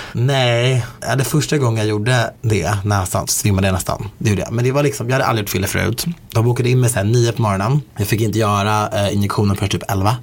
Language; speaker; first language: Swedish; early bilingual, other home language; Persian